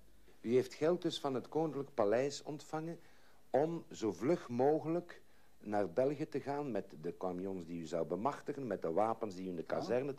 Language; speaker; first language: Dutch; native; Dutch